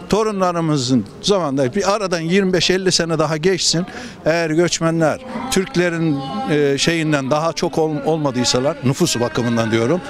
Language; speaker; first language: Turkish; native; Turkish